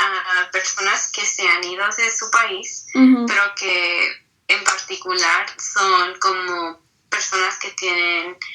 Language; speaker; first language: Spanish; early bilingual, heritage; Spanish